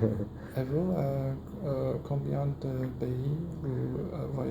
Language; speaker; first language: French; non-native, learner; Chinese